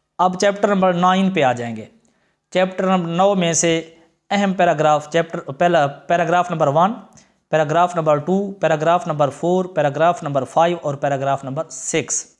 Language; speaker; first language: Urdu; non-native, local second language; Punjabi